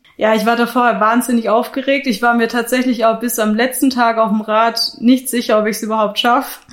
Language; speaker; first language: German; native; German